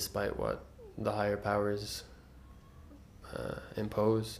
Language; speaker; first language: English; native; English